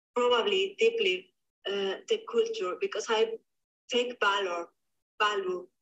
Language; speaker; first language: English; non-native, learner; Spanish